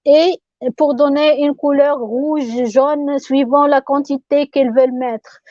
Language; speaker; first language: French; non-native, local second language; Arabic